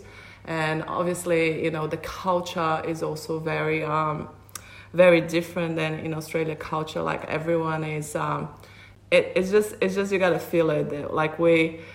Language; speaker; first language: English; non-native, fluent; Portuguese